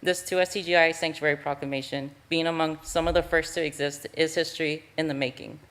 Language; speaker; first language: English; native; English